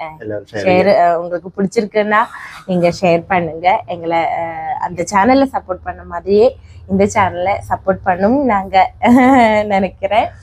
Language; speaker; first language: Tamil; non-native, learner; Malayalam